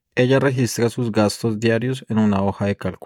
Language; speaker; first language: Spanish; native; Spanish